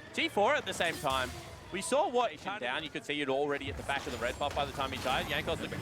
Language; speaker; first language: English; native; English